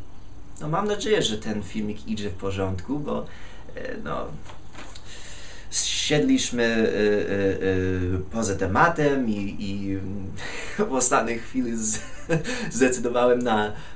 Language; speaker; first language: Polish; non-native, fluent; English